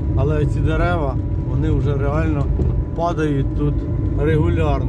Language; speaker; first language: Ukrainian; native; Ukrainian